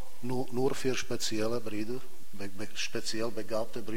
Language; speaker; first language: German; non-native, fluent; Czech